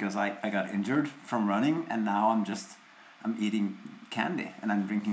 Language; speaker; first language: English; non-native, fluent; Norwegian